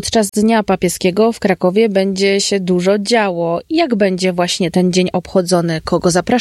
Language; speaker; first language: Polish; native; Polish